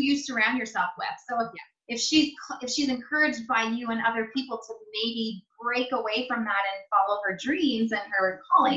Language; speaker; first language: English; native; English